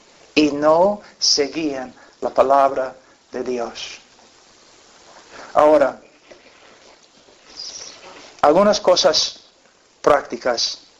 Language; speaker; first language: Spanish; non-native, fluent; English